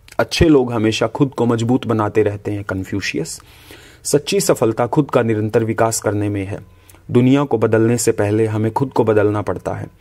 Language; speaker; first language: Hindi; native; Hindi